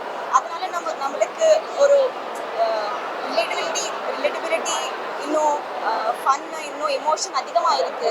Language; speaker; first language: Tamil; non-native, learner; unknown